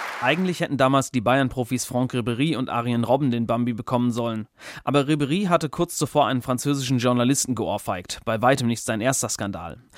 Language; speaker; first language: German; native; German